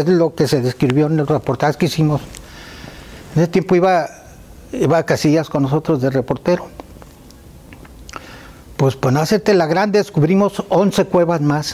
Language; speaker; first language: Spanish; native; Spanish